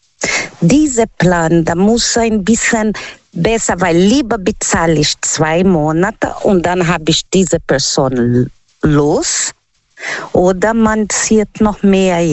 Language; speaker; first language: German; non-native, learner; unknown